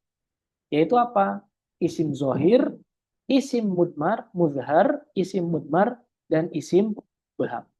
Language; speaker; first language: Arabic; non-native, fluent; Indonesian